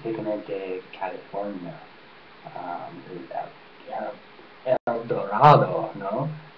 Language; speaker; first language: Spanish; non-native, learner; English